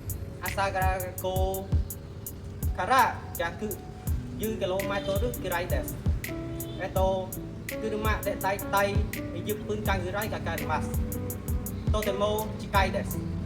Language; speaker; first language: Japanese; non-native, learner; Khmer